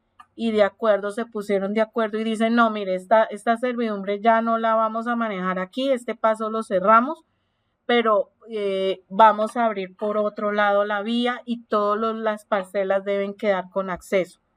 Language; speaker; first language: Spanish; native; Spanish